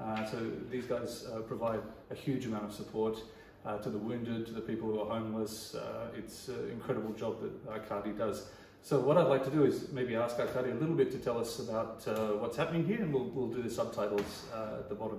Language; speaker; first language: English; native; English